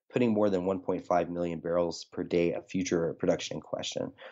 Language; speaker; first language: English; native; English